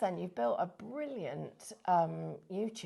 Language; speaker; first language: English; native; English